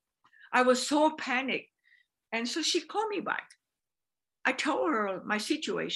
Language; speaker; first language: English; non-native, learner; Vietnamese